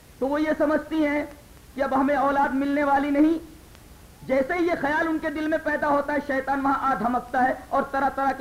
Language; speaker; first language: Urdu; native; Urdu